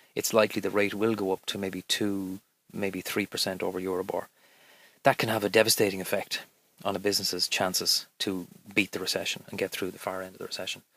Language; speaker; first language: English; native; English